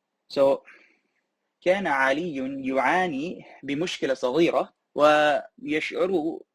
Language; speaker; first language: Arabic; non-native, fluent; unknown